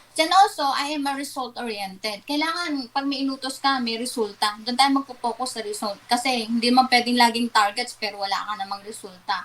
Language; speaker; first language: Filipino; non-native, local second language; Waray